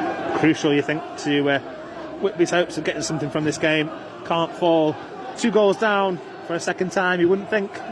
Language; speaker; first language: English; native; English